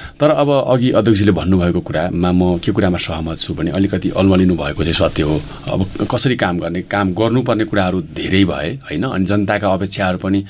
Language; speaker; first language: Nepali; native; Nepali